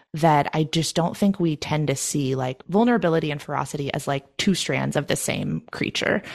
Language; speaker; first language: English; native; English